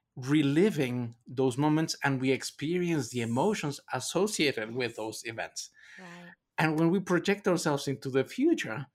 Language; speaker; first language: English; non-native, fluent; Spanish